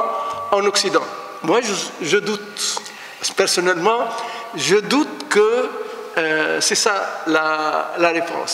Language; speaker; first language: French; non-native, local second language; Arabic